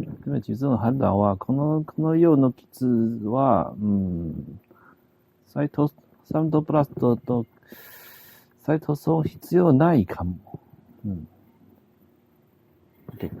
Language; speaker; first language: Japanese; non-native, learner; Chinese